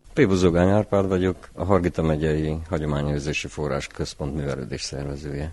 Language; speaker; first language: Hungarian; native; Hungarian